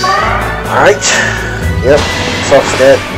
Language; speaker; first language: English; native; English